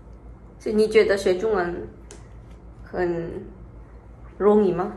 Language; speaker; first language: Chinese; non-native, fluent; Korean